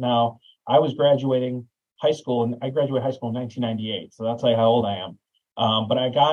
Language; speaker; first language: English; native; English